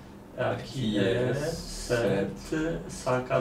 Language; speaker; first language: French; non-native, learner; Polish